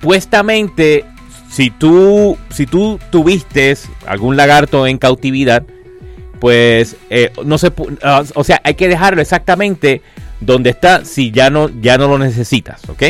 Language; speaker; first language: Spanish; native; Spanish